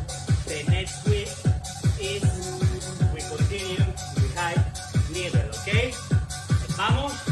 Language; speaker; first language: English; non-native, learner; Spanish